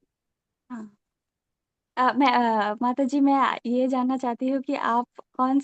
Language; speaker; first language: Hindi; non-native, local second language; Bangla